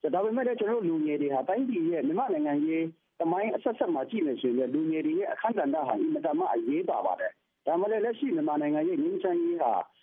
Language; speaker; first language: Burmese; non-native, local second language; Kachin